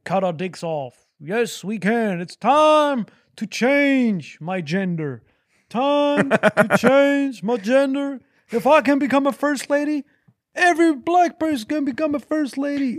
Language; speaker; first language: English; non-native, fluent; German